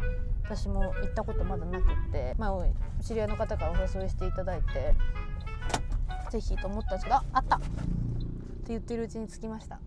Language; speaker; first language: Japanese; native; Japanese